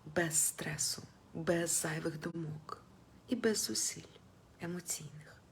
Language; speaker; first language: Ukrainian; non-native, local second language; Russian